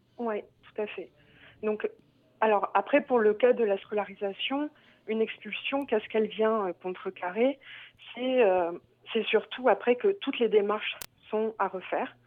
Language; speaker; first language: French; native; French